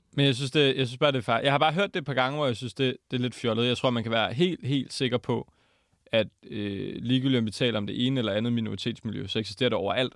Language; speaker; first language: Danish; native; Danish